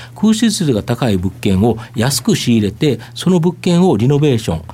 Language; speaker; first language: Japanese; native; Japanese